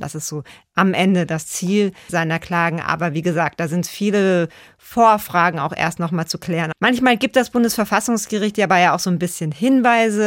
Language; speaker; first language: German; native; German